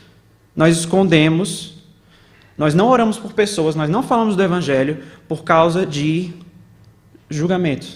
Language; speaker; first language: Portuguese; native; Portuguese